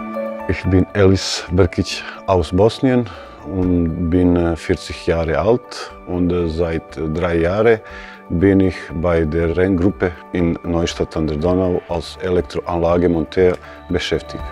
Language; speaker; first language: German; non-native, fluent; Bosnian